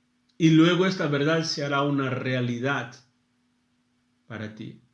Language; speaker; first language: Spanish; non-native, fluent; Portuguese